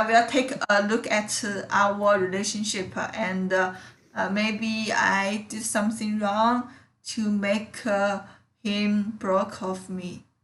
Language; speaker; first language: English; non-native, learner; Chinese